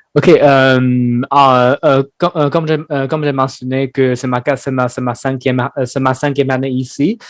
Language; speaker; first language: French; non-native, learner; Chinese